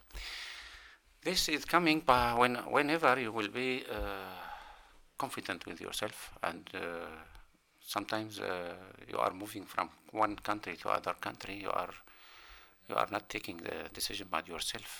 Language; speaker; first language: English; non-native, learner; Arabic